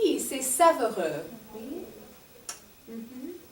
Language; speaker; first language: French; non-native, fluent; English